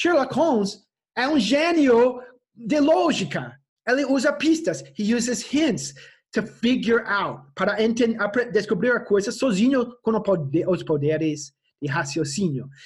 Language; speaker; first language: Portuguese; non-native, fluent; English